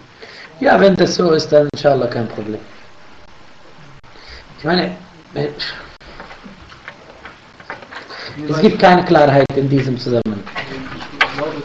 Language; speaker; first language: German; non-native, fluent; Arabic